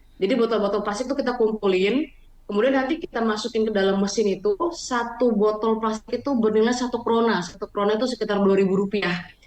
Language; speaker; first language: Indonesian; native; Indonesian